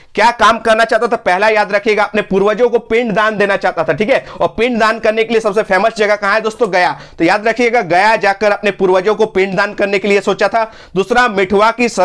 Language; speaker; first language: Hindi; non-native, local second language; Bangla